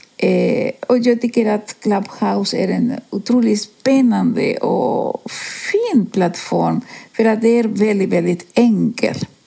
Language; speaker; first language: Swedish; non-native, fluent; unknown